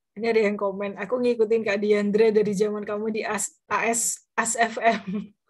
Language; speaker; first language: Indonesian; native; Indonesian